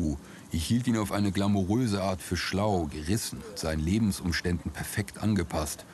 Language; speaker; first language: German; native; German